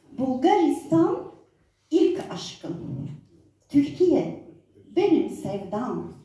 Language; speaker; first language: Turkish; native; Turkish